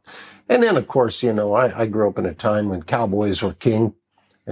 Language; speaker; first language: English; native; English